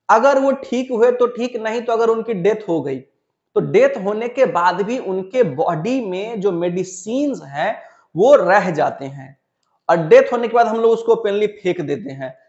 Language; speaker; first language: Hindi; native; Hindi